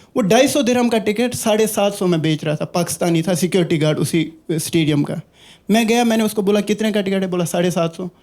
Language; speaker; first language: Hindi; non-native, local second language; Kashmiri